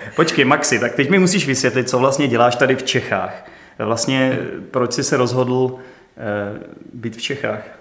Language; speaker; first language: Czech; native; Czech